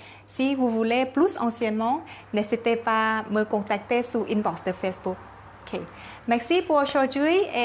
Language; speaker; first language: French; non-native, learner; Thai